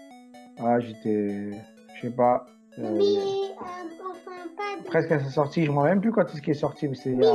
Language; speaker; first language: French; native; French